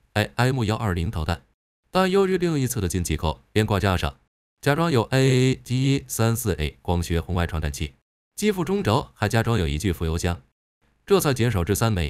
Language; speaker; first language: Chinese; native; Chinese